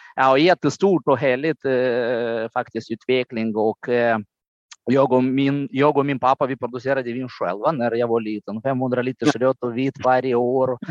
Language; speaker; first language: Swedish; non-native, fluent; Romanian